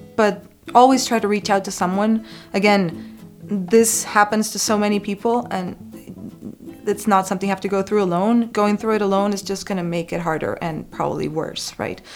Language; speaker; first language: English; non-native, fluent; Spanish